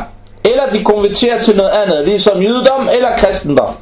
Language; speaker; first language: Danish; non-native, fluent; Arabic